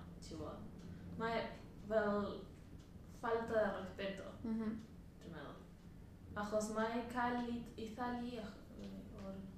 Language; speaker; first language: Welsh; non-native, learner; Spanish